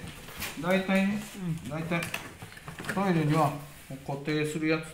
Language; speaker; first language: Japanese; native; Japanese